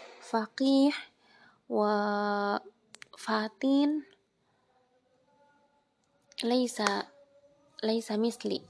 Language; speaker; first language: Arabic; non-native, learner; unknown